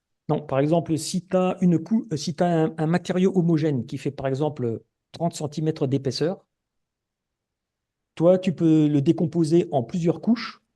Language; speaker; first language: French; native; French